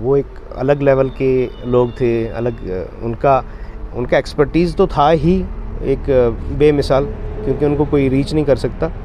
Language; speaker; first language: Hindi; non-native, local second language; Pahari-Potwari